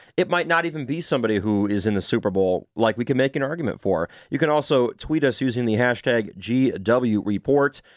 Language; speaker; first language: English; native; English